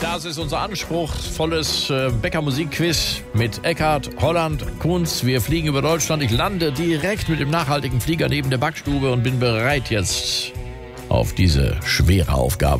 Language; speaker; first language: German; native; German